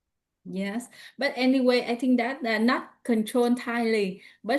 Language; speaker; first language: English; non-native, learner; Vietnamese